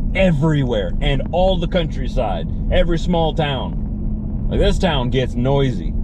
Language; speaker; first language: English; native; English